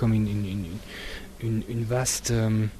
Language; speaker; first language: French; non-native, learner; Czech